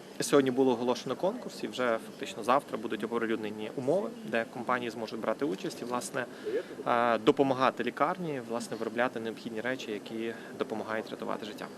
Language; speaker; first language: Ukrainian; native; Ukrainian